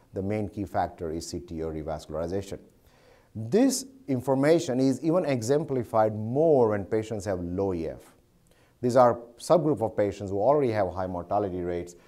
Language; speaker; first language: English; non-native, local second language; Gujarati